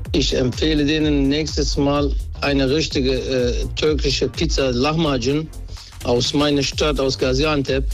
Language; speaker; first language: German; non-native, learner; Turkish